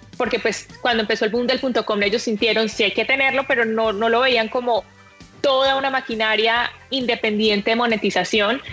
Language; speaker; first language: Spanish; native; Spanish